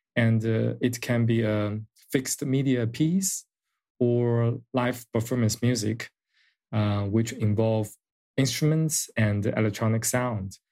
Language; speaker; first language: English; non-native, fluent; Chinese